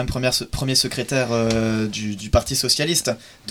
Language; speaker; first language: French; native; French